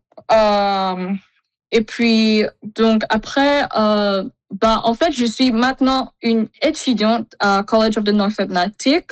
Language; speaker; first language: French; non-native, fluent; Filipino